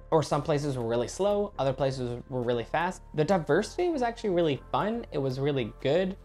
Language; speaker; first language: English; native; English